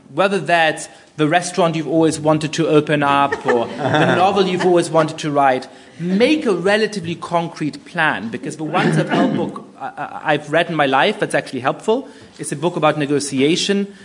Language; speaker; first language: English; non-native, fluent; German